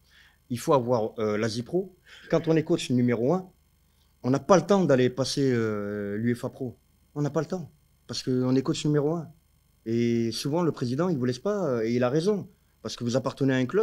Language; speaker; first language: French; native; French